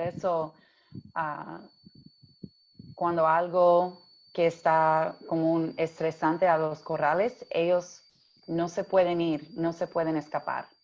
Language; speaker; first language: Spanish; early bilingual, heritage; English